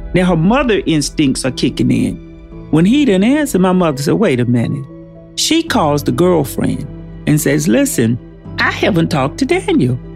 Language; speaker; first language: English; native; English